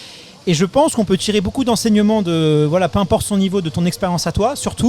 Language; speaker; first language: French; native; French